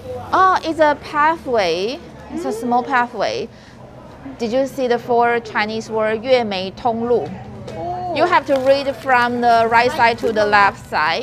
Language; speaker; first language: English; non-native, learner; Chinese